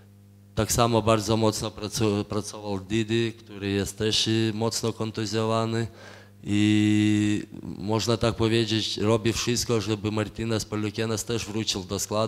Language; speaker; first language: Polish; non-native, fluent; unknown